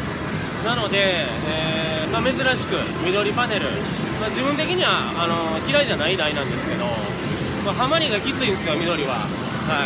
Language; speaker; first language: Japanese; native; Japanese